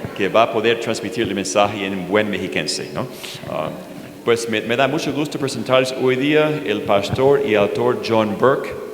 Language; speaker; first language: Spanish; non-native, fluent; English